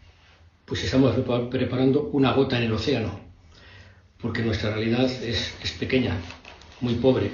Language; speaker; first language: Spanish; native; Spanish